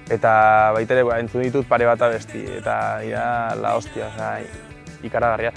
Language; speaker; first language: Basque; native; Basque